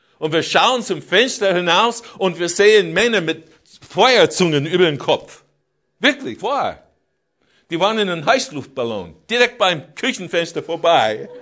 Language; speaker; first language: German; non-native, fluent; English